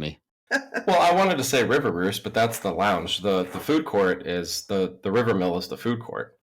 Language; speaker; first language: English; native; English